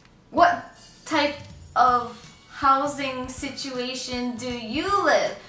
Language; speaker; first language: English; early bilingual, other home language; Japanese